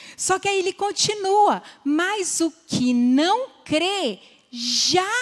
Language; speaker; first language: Portuguese; native; Portuguese